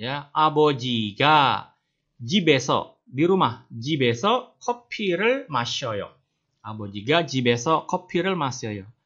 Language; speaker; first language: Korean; non-native, fluent; Indonesian